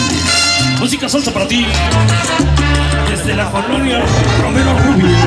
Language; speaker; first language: Spanish; native; Spanish